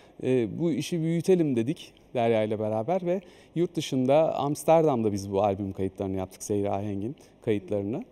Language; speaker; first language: Turkish; native; Turkish